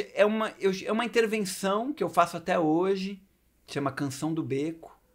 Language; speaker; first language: Portuguese; native; Portuguese